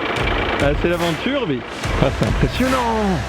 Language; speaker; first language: French; native; French